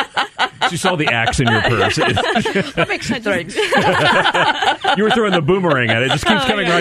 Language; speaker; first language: English; native; English